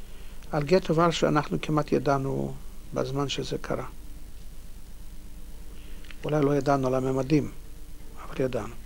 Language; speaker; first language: Hebrew; non-native, fluent; Polish